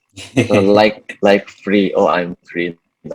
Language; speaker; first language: English; non-native, learner; Indonesian